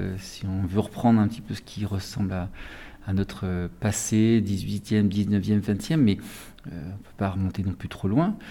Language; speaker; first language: French; native; French